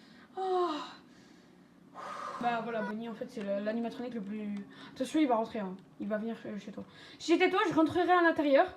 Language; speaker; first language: French; native; French